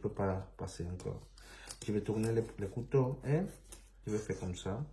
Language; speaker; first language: French; non-native, learner; Spanish